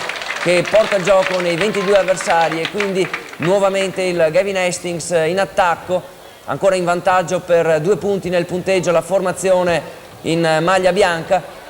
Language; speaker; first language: Italian; native; Italian